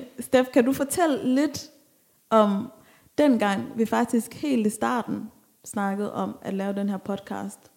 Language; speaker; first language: Danish; early bilingual, other home language; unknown